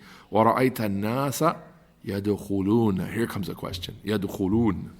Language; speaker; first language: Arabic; non-native, fluent; English